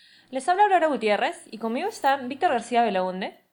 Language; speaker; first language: Spanish; native; Spanish